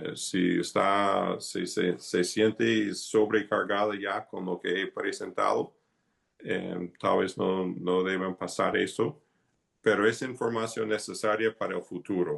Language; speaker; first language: Spanish; non-native, fluent; English